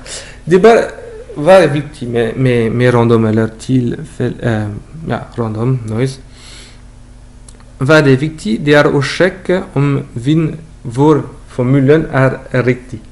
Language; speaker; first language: Norwegian; non-native, learner; French